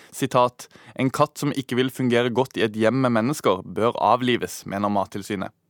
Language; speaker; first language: Norwegian; native; Norwegian